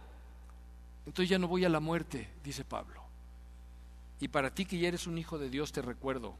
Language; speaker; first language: Spanish; native; Spanish